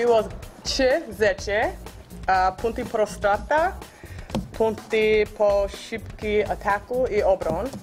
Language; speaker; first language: Polish; non-native, learner; English